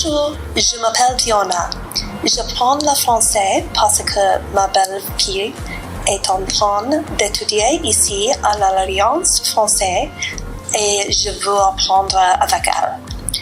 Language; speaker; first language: French; non-native, learner; English